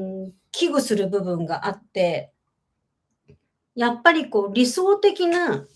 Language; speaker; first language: Japanese; native; Japanese